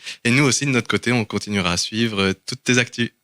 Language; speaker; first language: French; native; French